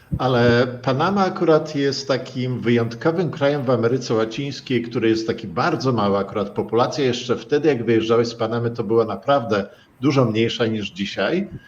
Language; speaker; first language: Polish; native; Polish